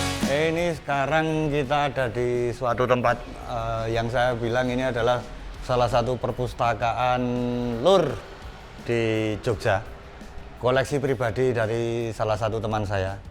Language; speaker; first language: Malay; non-native, local second language; Javanese